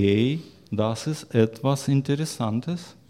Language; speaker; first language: German; non-native, learner; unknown